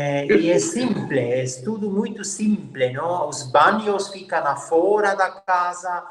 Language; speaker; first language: Portuguese; non-native, learner; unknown